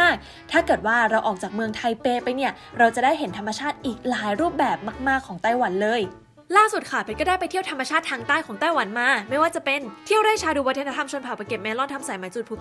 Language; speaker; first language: Thai; native; Thai